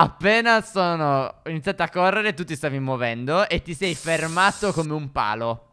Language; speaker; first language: Italian; native; Italian